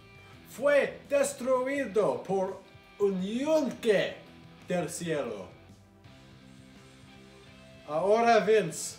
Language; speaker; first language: Spanish; non-native, learner; English